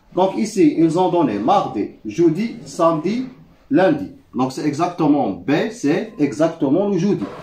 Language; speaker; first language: French; non-native, local second language; Arabic